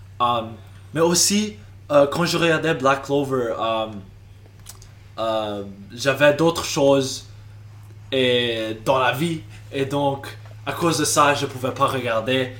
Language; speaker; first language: French; non-native, local second language; English